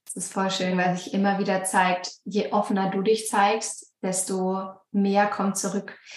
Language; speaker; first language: German; native; German